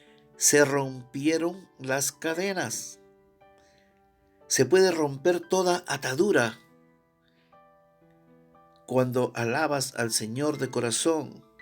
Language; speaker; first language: Spanish; native; Spanish